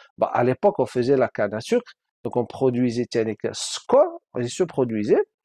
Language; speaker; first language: French; non-native, local second language; Arabic